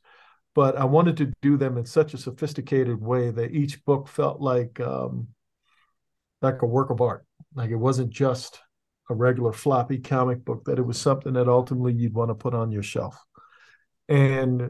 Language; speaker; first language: English; native; English